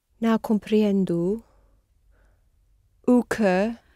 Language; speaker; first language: Portuguese; non-native, learner; English